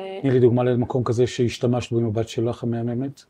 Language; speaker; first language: Hebrew; native; Hebrew